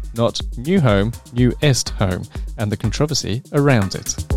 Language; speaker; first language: English; native; English